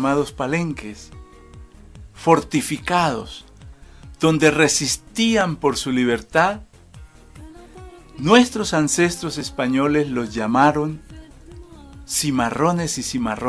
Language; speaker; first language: Spanish; native; Spanish